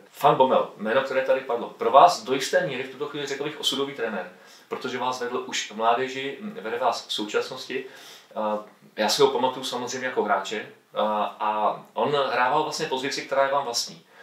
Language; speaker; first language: Czech; native; Czech